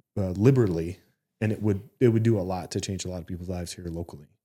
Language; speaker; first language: English; early bilingual, other home language; Italian